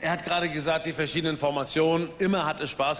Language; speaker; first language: German; native; German